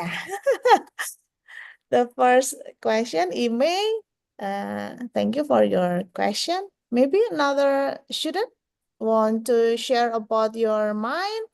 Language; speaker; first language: English; non-native, fluent; Indonesian